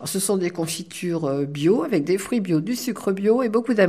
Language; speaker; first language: French; native; French